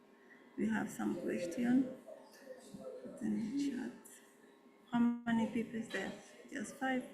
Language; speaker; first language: English; non-native, learner; Portuguese